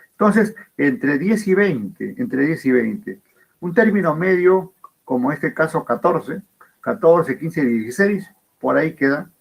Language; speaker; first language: Spanish; native; Spanish